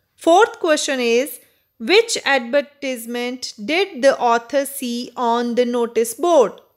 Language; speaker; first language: English; non-native, local second language; Punjabi